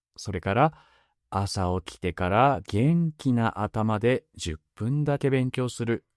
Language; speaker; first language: Japanese; native; Japanese